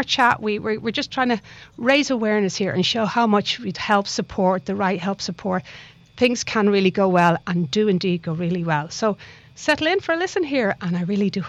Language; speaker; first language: English; native; English